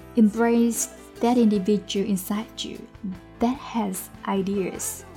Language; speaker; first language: English; non-native, fluent; Chinese